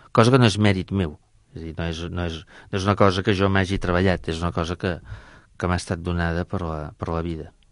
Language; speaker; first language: Catalan; native; Catalan